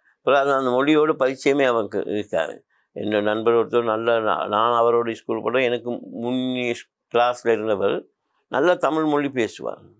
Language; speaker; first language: Tamil; non-native, local second language; Memoni